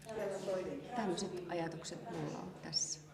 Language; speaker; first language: Finnish; native; Finnish